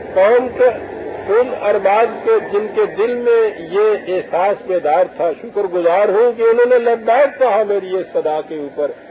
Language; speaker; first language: Urdu; native; Urdu